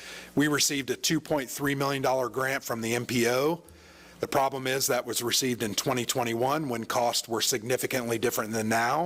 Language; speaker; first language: English; native; English